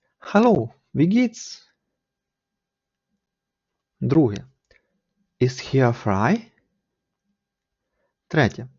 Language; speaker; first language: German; non-native, fluent; Ukrainian